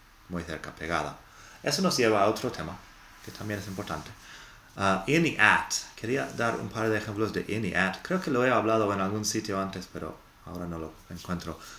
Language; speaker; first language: Spanish; non-native, fluent; English